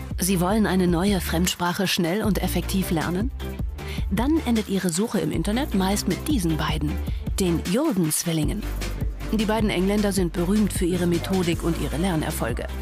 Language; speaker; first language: German; native; German